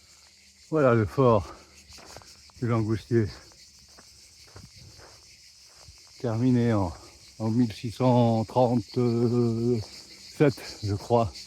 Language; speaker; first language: French; native; French